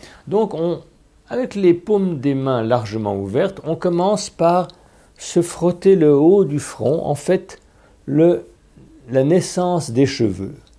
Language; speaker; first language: French; native; French